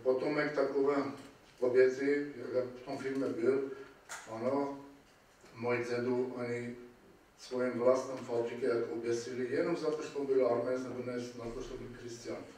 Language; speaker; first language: Czech; non-native, learner; Armenian